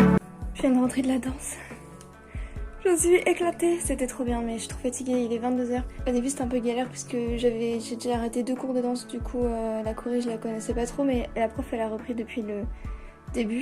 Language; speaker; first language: French; native; French